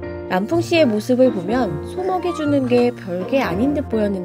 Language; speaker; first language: Korean; native; Korean